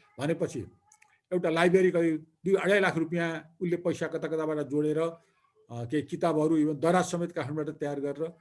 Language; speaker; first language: Nepali; native; Nepali